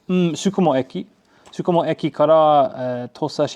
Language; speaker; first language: Japanese; non-native, learner; English